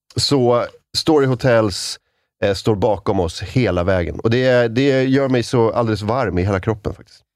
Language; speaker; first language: Swedish; native; Swedish